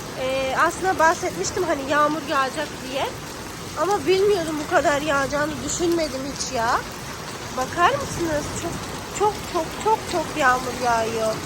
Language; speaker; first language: Turkish; non-native, fluent; Urdu